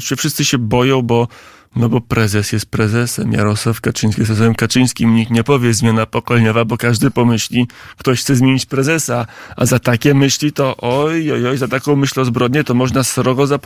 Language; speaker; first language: Polish; native; Polish